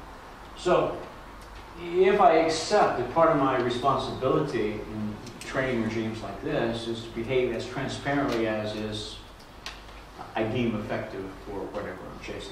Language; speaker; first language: English; native; English